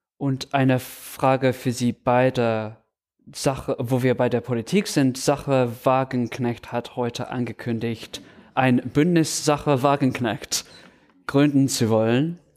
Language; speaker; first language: German; non-native, fluent; English